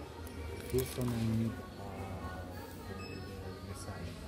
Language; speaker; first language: English; non-native, learner; Polish